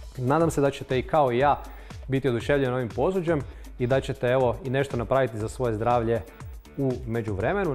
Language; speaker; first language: Serbian; native; Serbian